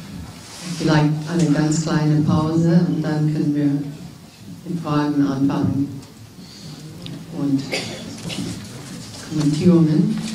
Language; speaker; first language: German; non-native, fluent; English